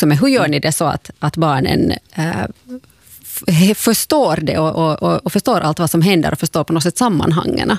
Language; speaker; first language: Swedish; native; Swedish